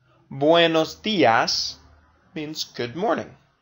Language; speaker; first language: English; native; English